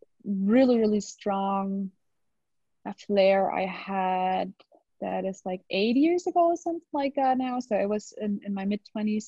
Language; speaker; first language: English; non-native, fluent; German